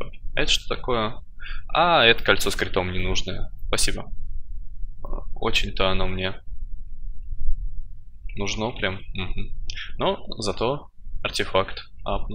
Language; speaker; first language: Russian; native; Russian